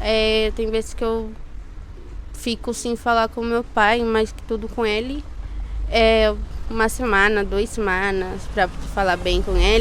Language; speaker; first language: Portuguese; non-native, fluent; Spanish